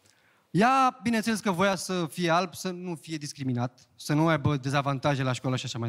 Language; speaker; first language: Romanian; native; Romanian